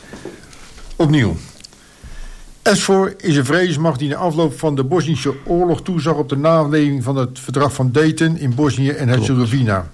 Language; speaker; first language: Dutch; native; Dutch